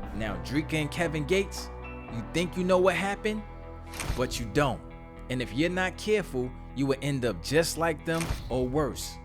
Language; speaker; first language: English; native; English